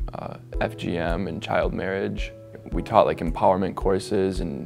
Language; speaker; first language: English; native; English